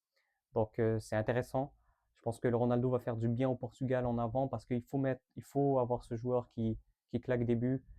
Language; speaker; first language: French; native; French